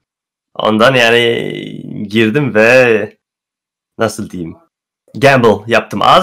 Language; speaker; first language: Turkish; early bilingual, heritage; Turkish